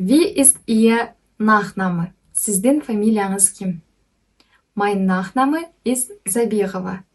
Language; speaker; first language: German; non-native, fluent; Kyrgyz